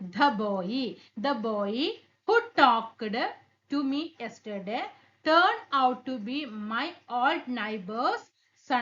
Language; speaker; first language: English; non-native, local second language; Malayalam